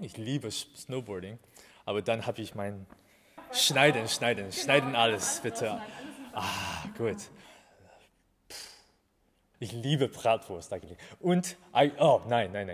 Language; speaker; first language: German; non-native, learner; Chinese